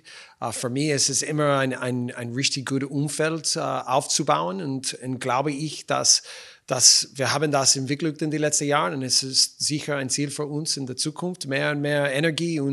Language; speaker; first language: German; non-native, fluent; English